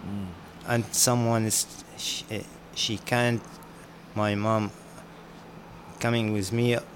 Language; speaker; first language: English; non-native, learner; Arabic